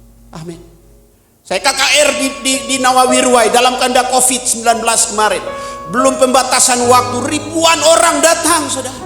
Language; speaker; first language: Indonesian; native; Indonesian